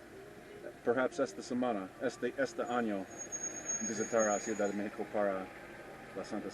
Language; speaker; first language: Spanish; non-native, learner; English